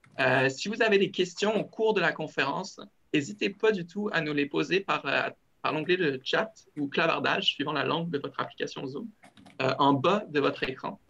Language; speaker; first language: French; native; French